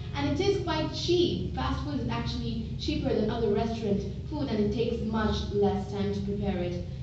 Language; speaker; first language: English; non-native, local second language; Bangla